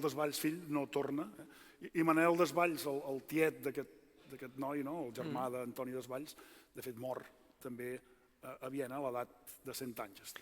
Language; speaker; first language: Catalan; native; Catalan